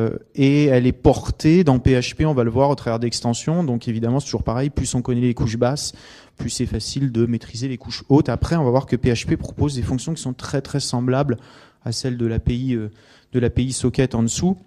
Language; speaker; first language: French; native; French